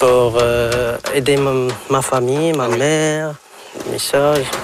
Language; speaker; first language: French; non-native, local second language; Arabic